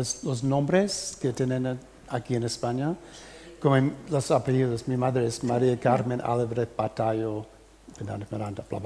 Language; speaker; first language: Spanish; early bilingual, heritage; English